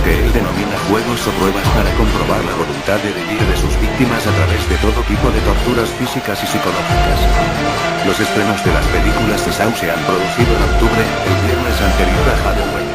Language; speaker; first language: Spanish; native; Spanish